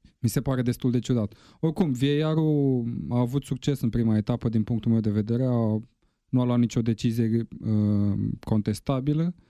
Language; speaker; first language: Romanian; native; Romanian